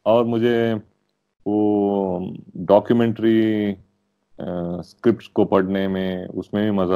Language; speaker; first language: Hindi; non-native, local second language; Telugu